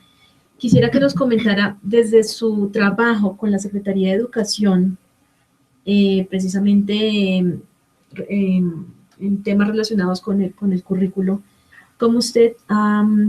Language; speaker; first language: Spanish; native; Spanish